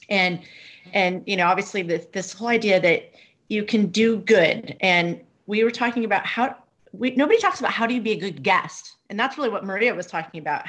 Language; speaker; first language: English; native; English